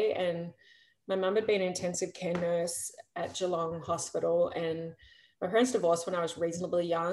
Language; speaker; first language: English; native; English